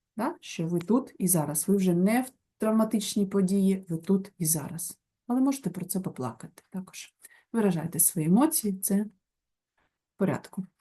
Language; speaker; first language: Ukrainian; non-native, local second language; Russian